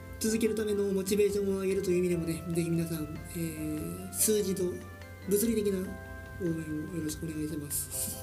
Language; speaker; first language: Japanese; native; Japanese